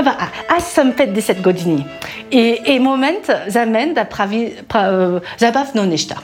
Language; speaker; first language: Bulgarian; non-native, learner; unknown